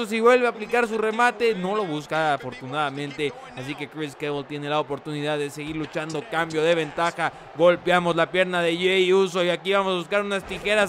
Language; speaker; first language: Spanish; native; Spanish